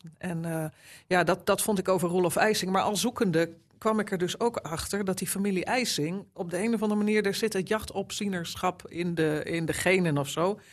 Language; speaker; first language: Dutch; native; Dutch